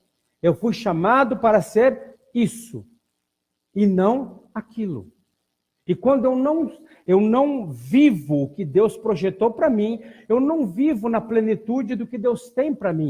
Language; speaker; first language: Portuguese; native; Portuguese